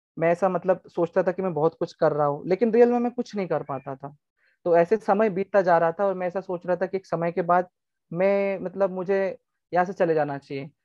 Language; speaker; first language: Hindi; non-native, local second language; Gujarati